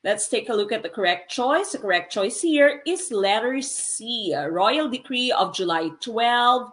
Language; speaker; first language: English; non-native, local second language; Filipino